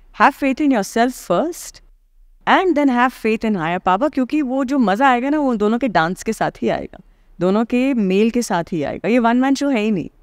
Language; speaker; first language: Hindi; native; Hindi